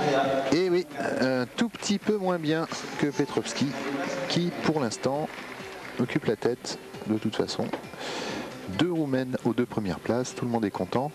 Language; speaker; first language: French; native; French